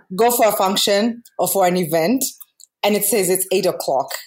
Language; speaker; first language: English; non-native, local second language; Kikuyu